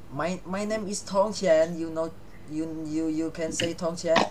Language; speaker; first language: English; non-native, learner; Thai